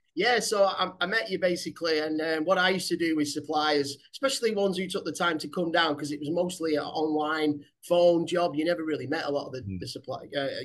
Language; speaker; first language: English; native; English